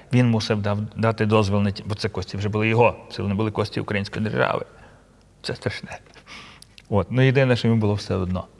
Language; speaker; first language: Ukrainian; native; Ukrainian